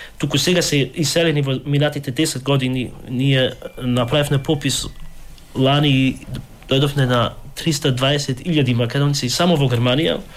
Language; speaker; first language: Macedonian; early bilingual, heritage; Macedonian